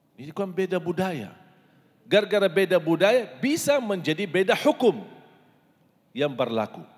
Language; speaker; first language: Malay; non-native, fluent; Arabic